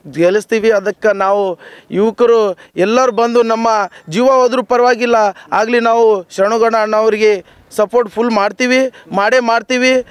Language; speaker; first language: Kannada; non-native, local second language; Lambadi